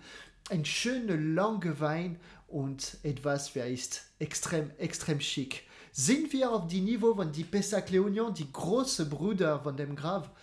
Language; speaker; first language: German; non-native, fluent; French